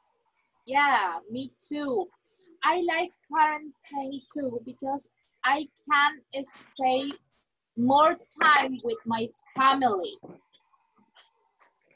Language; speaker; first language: English; non-native, fluent; Spanish